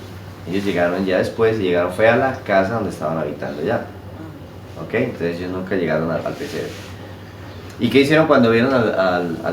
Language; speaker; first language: Spanish; native; Spanish